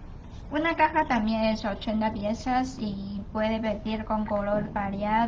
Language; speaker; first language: Spanish; non-native, learner; Chinese